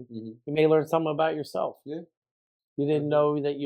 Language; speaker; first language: English; native; English